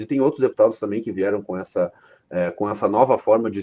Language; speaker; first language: Portuguese; native; Portuguese